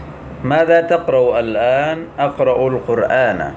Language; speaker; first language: Arabic; non-native, fluent; Urdu